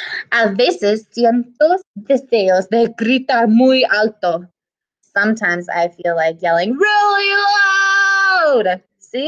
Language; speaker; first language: Spanish; non-native, learner; English